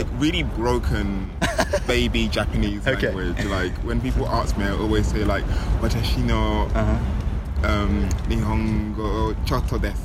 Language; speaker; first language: English; native; English